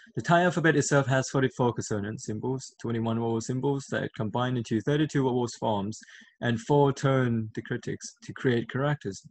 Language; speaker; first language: English; non-native, fluent; Thai